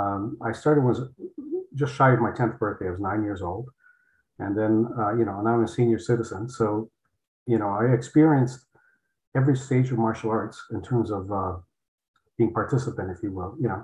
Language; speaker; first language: English; non-native, fluent; Polish